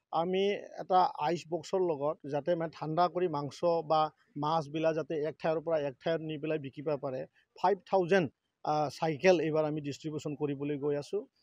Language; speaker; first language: Assamese; non-native, local second language; Bodo